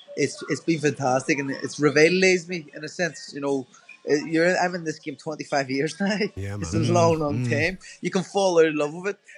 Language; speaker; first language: English; native; English